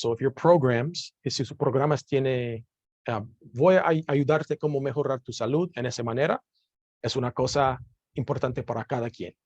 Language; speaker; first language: Spanish; non-native, learner; English